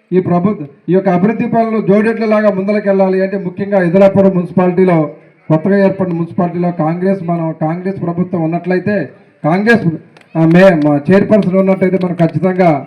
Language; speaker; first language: Telugu; native; Telugu